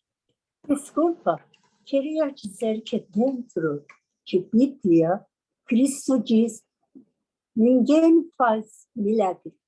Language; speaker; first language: Portuguese; non-native, learner; Persian